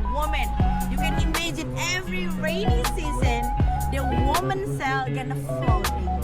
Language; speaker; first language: English; non-native, learner; Indonesian